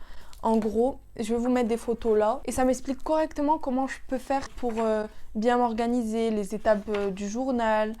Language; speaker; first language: French; native; French